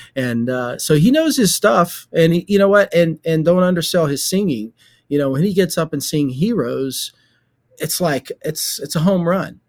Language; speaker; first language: English; native; English